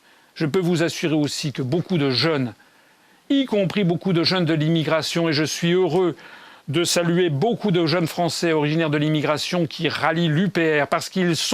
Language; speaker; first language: French; native; French